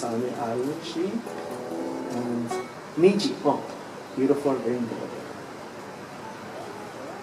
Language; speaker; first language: Japanese; non-native, learner; English